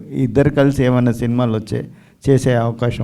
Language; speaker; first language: Telugu; native; Telugu